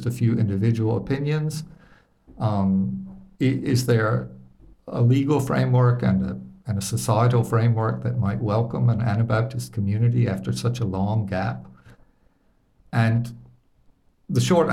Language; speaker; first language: English; native; English